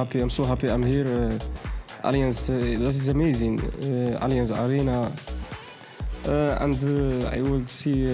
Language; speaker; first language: English; non-native, learner; Arabic